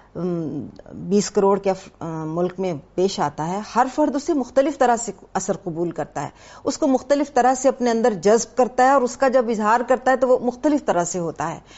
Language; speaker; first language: Urdu; native; Urdu